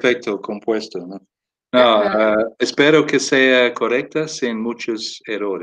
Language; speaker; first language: Spanish; non-native, fluent; English